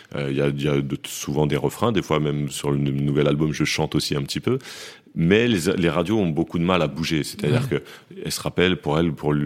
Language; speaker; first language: French; native; French